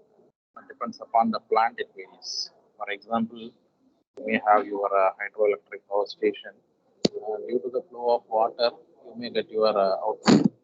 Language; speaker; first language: English; non-native, local second language; Tamil